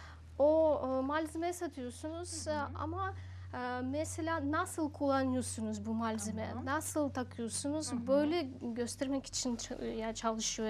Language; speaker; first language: Turkish; non-native, learner; Russian